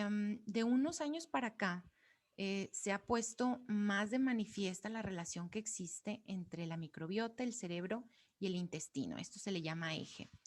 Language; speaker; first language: Spanish; native; Spanish